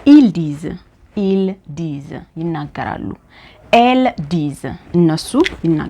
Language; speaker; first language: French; non-native, fluent; Amharic